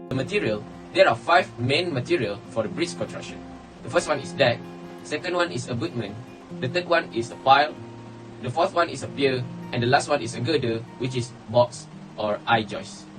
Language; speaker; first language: English; non-native, local second language; Malay